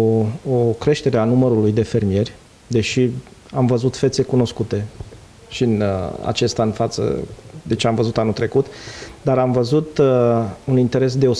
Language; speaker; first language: Romanian; native; Romanian